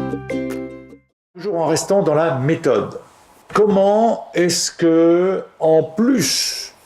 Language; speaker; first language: French; native; French